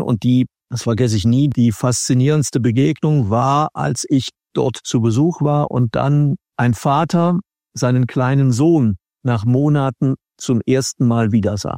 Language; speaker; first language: German; native; German